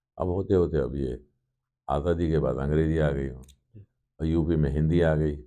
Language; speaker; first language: Urdu; native; Urdu